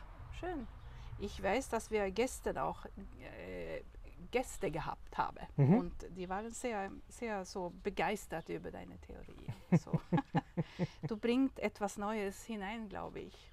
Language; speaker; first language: German; non-native, learner; Swedish